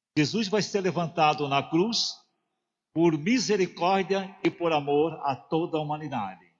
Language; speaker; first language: Portuguese; native; Portuguese